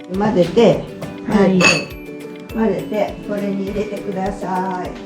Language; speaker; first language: Japanese; native; Japanese